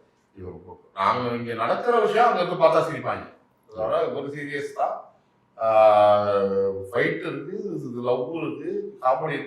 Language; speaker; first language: Tamil; native; Tamil